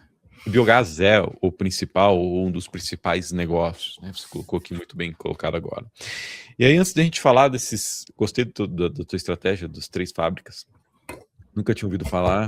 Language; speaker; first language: Portuguese; native; Portuguese